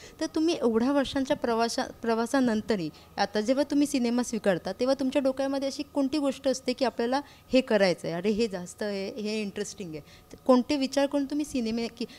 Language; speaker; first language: Marathi; native; Marathi